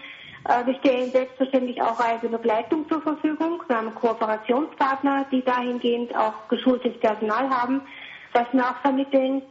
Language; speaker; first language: German; native; German